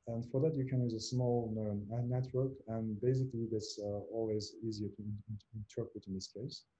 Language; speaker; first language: English; non-native, fluent; Turkish